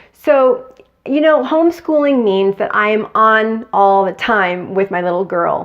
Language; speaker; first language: English; native; English